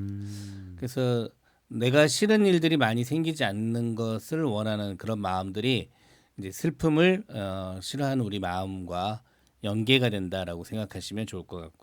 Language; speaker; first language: Korean; native; Korean